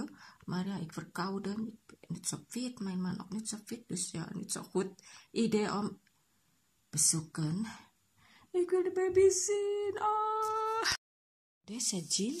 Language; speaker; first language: Dutch; non-native, local second language; Indonesian